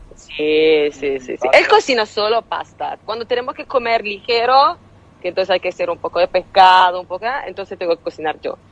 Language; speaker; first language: Spanish; non-native, fluent; Italian